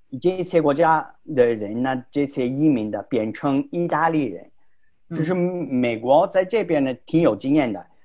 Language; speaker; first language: Chinese; non-native, fluent; Italian